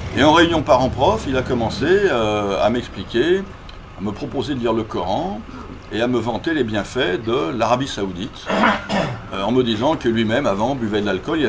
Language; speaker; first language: French; native; French